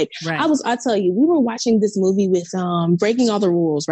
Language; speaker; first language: English; native; English